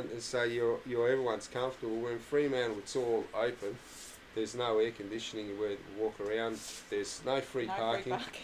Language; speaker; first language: English; non-native, local second language; Croatian